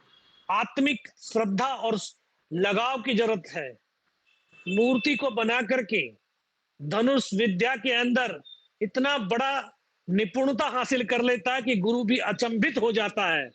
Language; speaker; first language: Hindi; native; Hindi